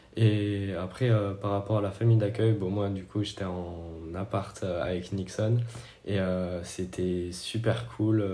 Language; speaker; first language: French; native; French